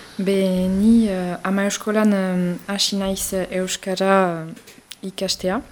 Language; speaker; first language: Basque; non-native, local second language; French